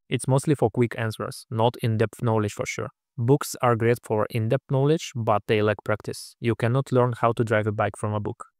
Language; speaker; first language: English; non-native, fluent; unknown